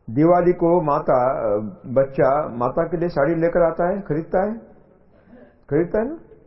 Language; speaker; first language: Hindi; non-native, local second language; Marathi